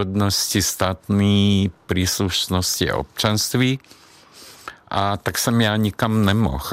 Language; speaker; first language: Czech; non-native, fluent; Hungarian